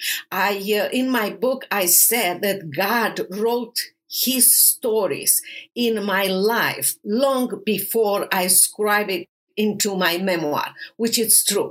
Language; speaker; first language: English; non-native, fluent; Romanian